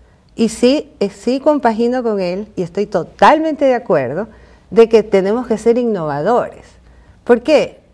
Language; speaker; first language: Spanish; native; Spanish